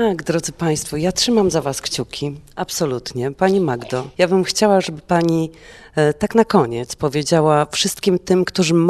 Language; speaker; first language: Polish; native; Polish